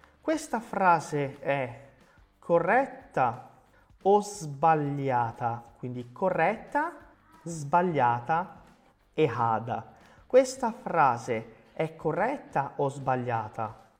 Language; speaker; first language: Italian; non-native, fluent; Portuguese